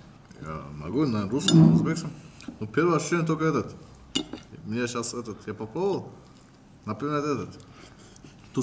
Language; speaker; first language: Russian; non-native, local second language; Uzbek